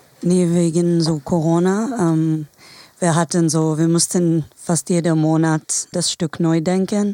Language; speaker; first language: German; non-native, fluent; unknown